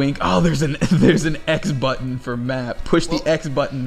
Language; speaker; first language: English; native; English